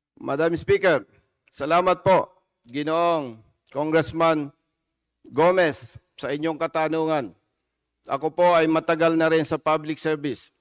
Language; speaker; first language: Filipino; native; Filipino